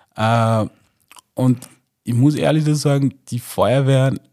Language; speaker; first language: German; non-native, fluent; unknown